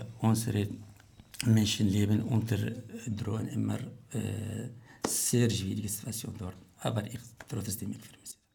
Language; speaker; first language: German; non-native, learner; Arabic